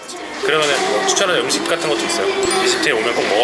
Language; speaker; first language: Korean; native; Korean